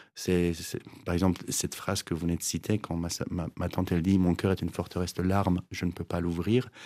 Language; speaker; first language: French; non-native, fluent; Azerbaijani